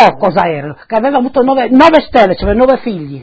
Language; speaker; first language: Italian; non-native, local second language; Friulian